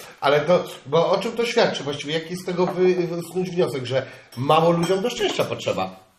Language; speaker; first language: Polish; native; Polish